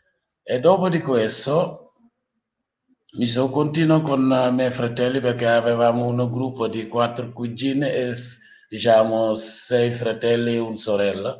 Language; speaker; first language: Italian; non-native, learner; Wolof